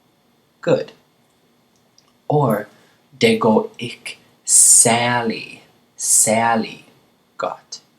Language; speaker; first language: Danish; non-native, learner; English